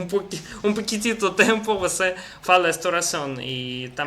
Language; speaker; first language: Portuguese; non-native, learner; Russian